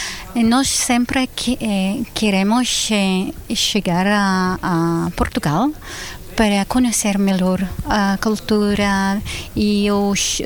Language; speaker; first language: Portuguese; non-native, learner; Hebrew